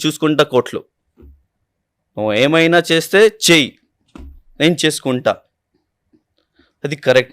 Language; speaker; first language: Telugu; non-native, local second language; Urdu